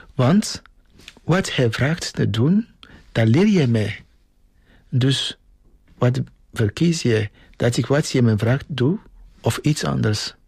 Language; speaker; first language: Dutch; non-native, fluent; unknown